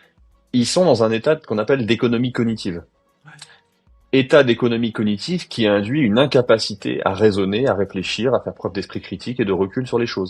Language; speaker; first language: French; native; French